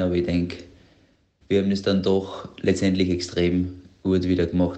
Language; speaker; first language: German; native; German